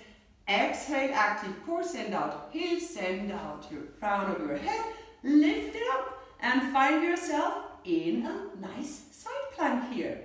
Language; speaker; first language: English; non-native, fluent; German